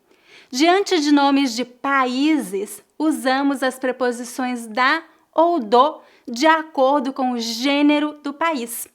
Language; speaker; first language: Portuguese; native; Portuguese